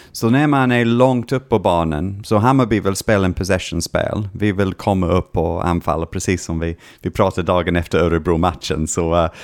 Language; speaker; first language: Swedish; non-native, fluent; English